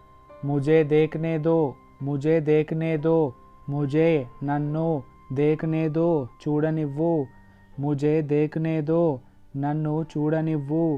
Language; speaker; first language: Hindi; non-native, local second language; Telugu